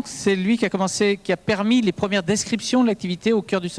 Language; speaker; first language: French; native; French